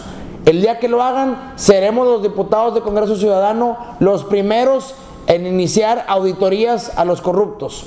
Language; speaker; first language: Spanish; native; Spanish